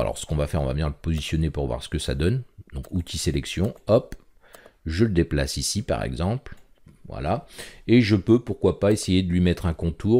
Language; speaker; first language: French; native; French